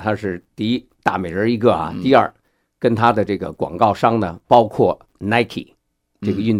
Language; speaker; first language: Chinese; native; Chinese